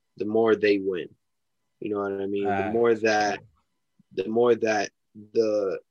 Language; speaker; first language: English; native; English